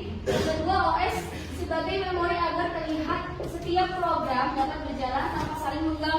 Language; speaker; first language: Indonesian; native; Indonesian